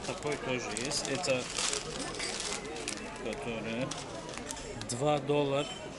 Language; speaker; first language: Russian; non-native, learner; Turkish